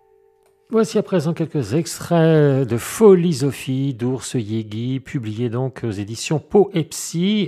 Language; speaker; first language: French; native; French